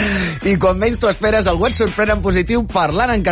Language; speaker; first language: Catalan; native; Catalan